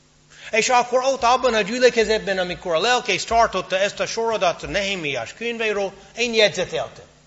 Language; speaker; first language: Hungarian; non-native, fluent; English